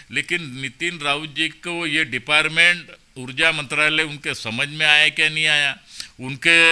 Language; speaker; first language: Hindi; non-native, local second language; Marathi